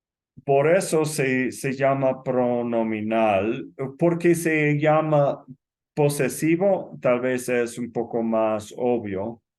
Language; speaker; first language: Spanish; non-native, fluent; English